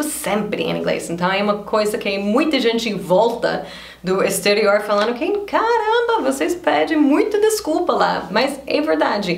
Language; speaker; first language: Portuguese; non-native, fluent; English